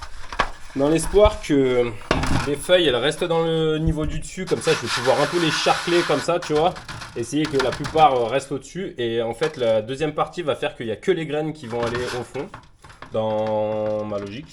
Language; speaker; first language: French; native; French